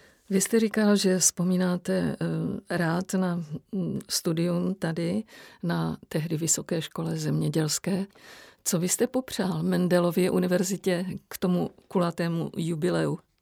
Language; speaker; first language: Czech; native; Czech